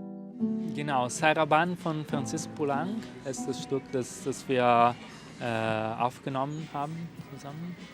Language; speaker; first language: German; non-native, fluent; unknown